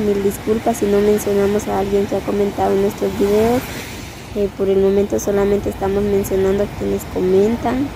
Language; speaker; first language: Spanish; native; Spanish